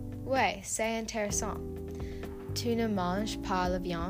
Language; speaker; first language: French; non-native, learner; English